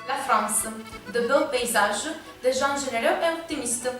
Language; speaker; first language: French; non-native, learner; Romanian